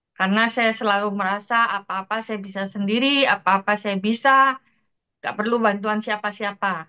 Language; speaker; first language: Indonesian; native; Indonesian